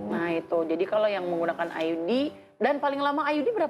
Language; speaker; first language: Indonesian; native; Indonesian